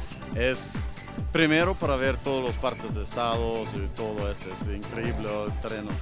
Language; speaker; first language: Spanish; non-native, learner; Swedish